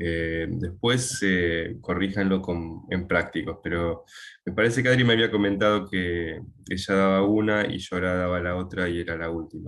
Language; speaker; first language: Spanish; native; Spanish